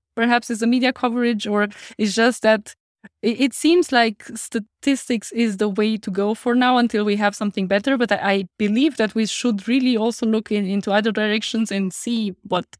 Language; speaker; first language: English; non-native, fluent; Romanian